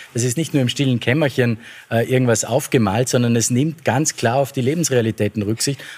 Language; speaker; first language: German; native; German